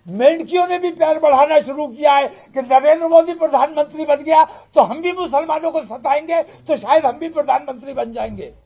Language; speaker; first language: Hindi; native; Hindi